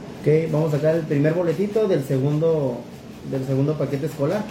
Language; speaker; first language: Spanish; native; Spanish